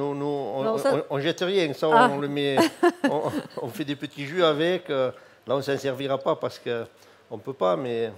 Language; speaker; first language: French; native; French